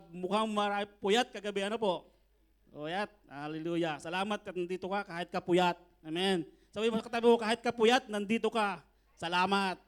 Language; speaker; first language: Filipino; native; Filipino